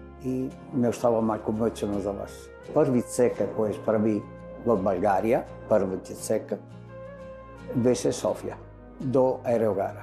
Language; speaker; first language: Bulgarian; non-native, learner; Italian